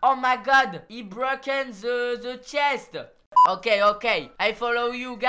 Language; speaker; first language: English; non-native, learner; French